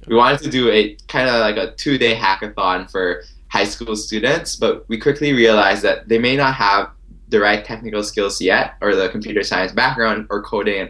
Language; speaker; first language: English; non-native, local second language; Filipino